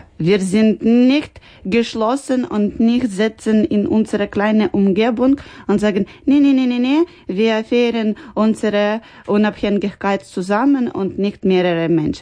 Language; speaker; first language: German; non-native, learner; Ukrainian